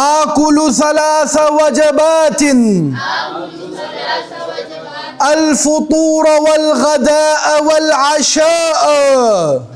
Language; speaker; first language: Arabic; non-native, fluent; Urdu